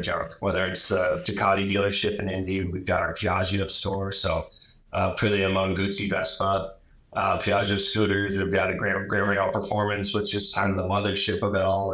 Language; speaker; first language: English; native; English